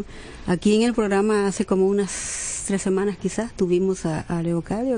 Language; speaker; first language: Spanish; native; Spanish